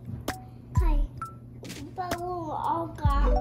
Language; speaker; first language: Chinese; early bilingual, heritage; Chinese